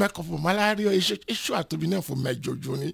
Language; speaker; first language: Hungarian; non-native, fluent; Yoruba